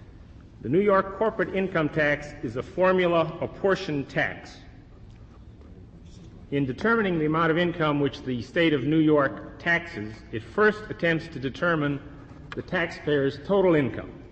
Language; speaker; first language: English; native; English